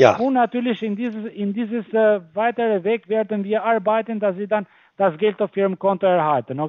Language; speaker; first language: German; non-native, fluent; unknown